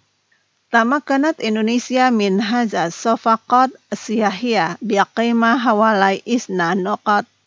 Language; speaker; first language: Arabic; non-native, fluent; Indonesian